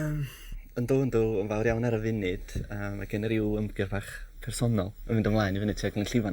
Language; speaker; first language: Welsh; native; Welsh